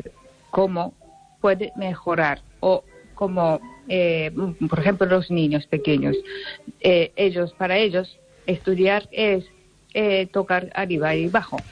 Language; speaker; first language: Spanish; non-native, learner; Japanese